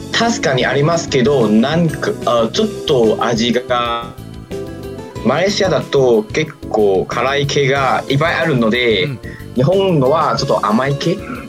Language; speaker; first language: Japanese; non-native, fluent; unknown